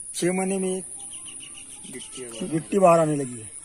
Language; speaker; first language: Hindi; native; Hindi